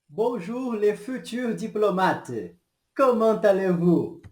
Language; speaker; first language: French; non-native, fluent; Portuguese